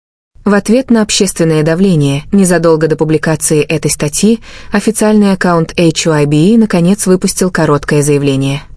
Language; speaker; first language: Russian; native; Russian